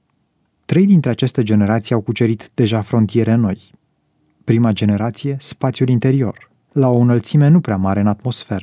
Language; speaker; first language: Romanian; native; Romanian